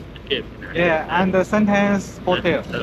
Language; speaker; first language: English; non-native, learner; Chinese